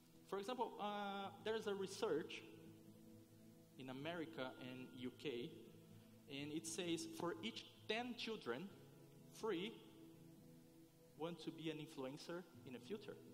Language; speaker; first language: English; non-native, fluent; Portuguese